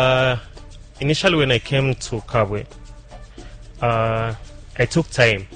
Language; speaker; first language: English; non-native, local second language; Bemba